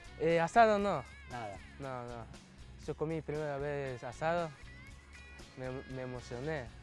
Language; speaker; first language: Spanish; non-native, fluent; Japanese